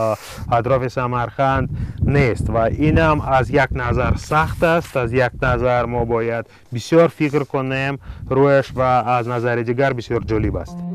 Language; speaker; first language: Persian; non-native, fluent; Russian